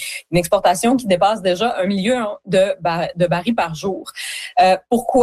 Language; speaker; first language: French; native; French